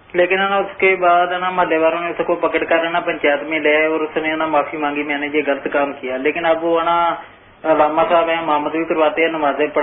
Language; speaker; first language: Urdu; native; Urdu